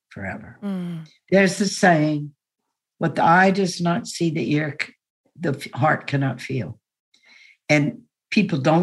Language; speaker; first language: English; native; English